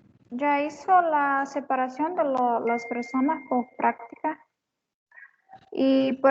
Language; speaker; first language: Spanish; non-native, learner; Portuguese